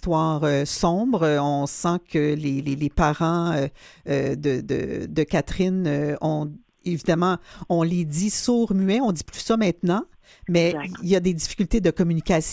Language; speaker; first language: French; native; French